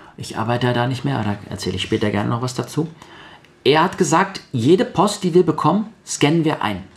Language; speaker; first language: German; early bilingual, other home language; Russian